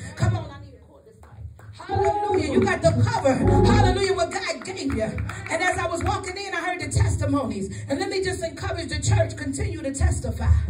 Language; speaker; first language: English; native; English